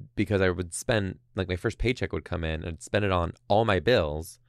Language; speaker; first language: English; native; English